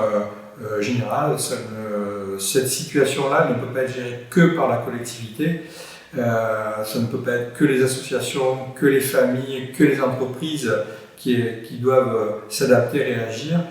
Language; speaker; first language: French; native; French